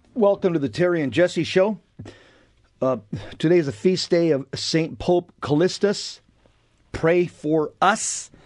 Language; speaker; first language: English; early bilingual, other home language; Spanish